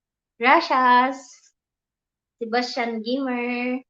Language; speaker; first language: Spanish; non-native, learner; Filipino